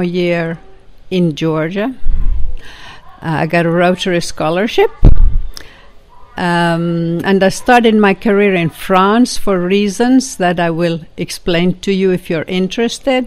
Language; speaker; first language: English; non-native, fluent; Swedish